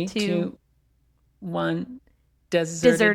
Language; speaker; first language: English; native; English